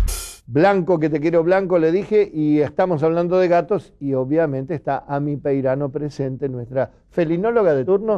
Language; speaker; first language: Spanish; native; Spanish